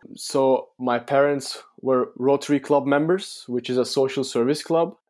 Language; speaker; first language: English; non-native, fluent; Turkish